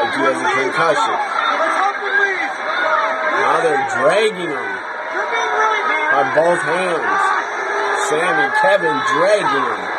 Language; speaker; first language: English; native; English